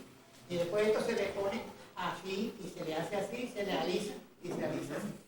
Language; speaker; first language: Spanish; native; Spanish